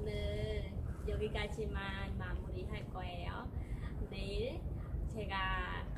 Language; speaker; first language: Korean; non-native, fluent; Khmer